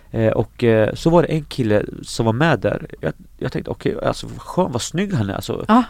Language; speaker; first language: Swedish; early bilingual, other home language; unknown